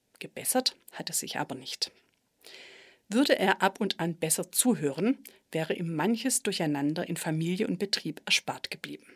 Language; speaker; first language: German; native; German